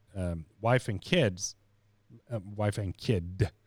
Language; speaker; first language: English; non-native, fluent; Swedish